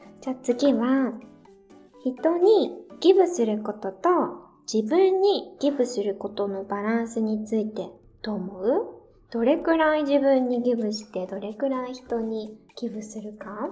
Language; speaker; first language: Japanese; native; Japanese